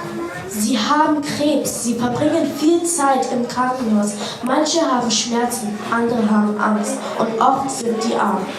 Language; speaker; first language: German; early bilingual, other home language; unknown